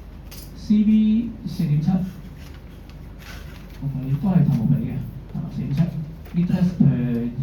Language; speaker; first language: Cantonese; native; Cantonese